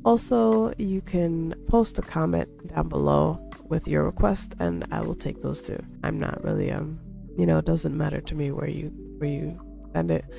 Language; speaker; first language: English; native; English